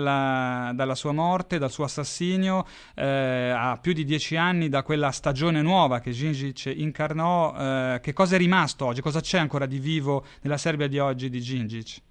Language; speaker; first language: Italian; native; Italian